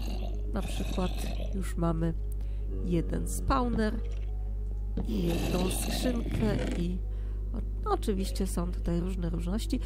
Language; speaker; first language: Polish; native; Polish